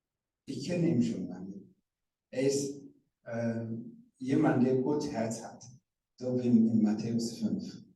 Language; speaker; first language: German; non-native, learner; Rundi